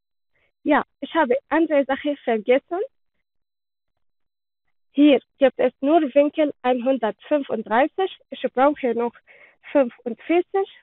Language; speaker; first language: German; non-native, learner; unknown